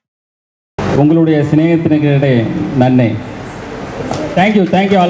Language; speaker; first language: Tamil; native; Tamil